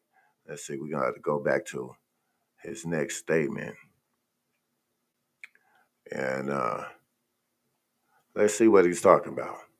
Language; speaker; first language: English; native; English